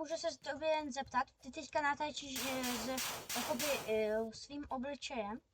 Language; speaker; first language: Czech; early bilingual, other home language; Russian